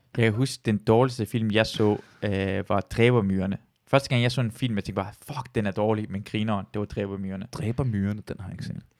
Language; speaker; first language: Danish; early bilingual, other home language; Persian